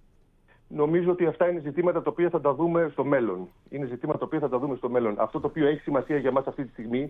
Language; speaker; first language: Greek; native; Greek